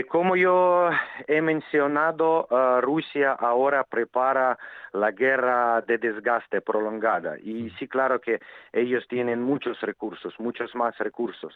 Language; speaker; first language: Spanish; non-native, fluent; Ukrainian